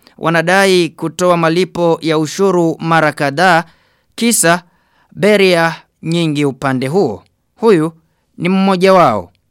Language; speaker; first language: Swahili; non-native, local second language; Rundi